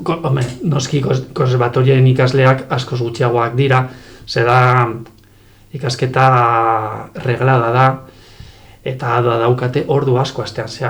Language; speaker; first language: Basque; non-native, local second language; Spanish